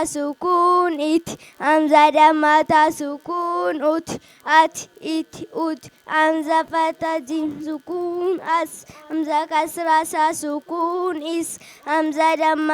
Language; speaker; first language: Arabic; non-native, learner; Oromo